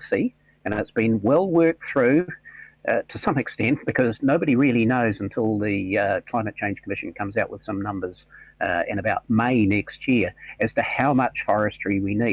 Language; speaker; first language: English; native; English